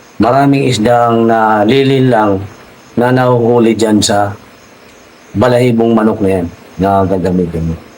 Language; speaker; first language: Filipino; non-native, local second language; Cebuano